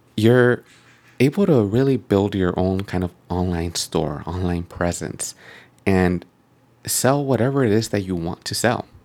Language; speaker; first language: English; native; English